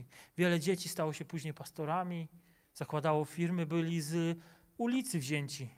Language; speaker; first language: Polish; native; Polish